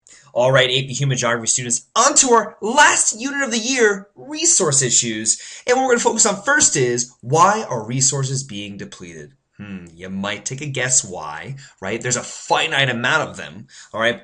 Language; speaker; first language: English; native; English